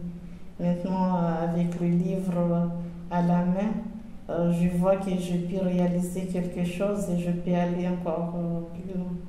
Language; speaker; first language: French; non-native, local second language; Comorian